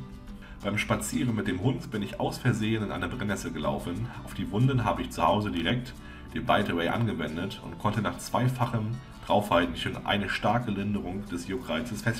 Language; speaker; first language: German; native; German